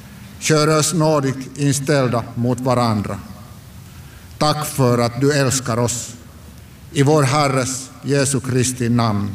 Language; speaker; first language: Swedish; non-native, local second language; Finnish